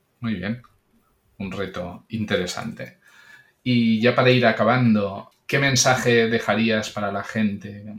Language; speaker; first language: Spanish; non-native, local second language; Catalan